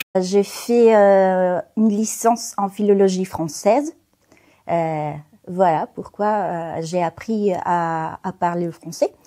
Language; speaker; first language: French; non-native, fluent; Spanish